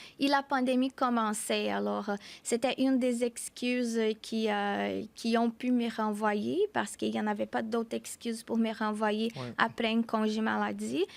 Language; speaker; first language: French; non-native, fluent; Portuguese